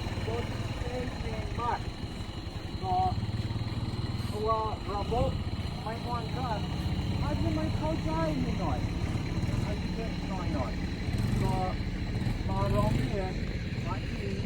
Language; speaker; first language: Thai; non-native, learner; English